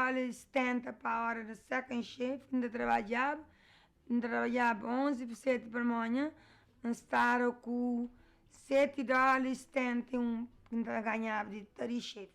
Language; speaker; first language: Portuguese; non-native, learner; Kabuverdianu